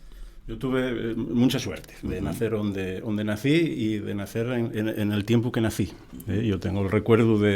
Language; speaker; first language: Spanish; native; Spanish